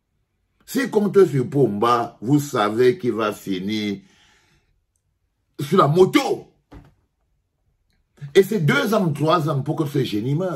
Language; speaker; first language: French; native; French